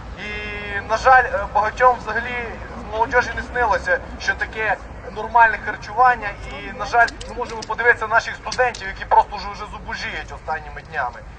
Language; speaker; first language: Ukrainian; native; Ukrainian